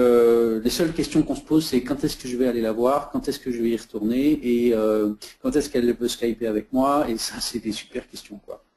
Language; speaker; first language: French; native; French